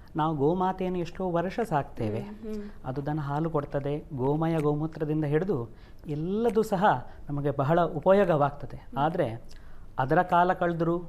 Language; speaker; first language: Kannada; non-native, local second language; Tulu